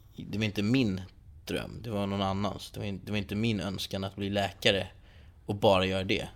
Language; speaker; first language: Swedish; early bilingual, other home language; Persian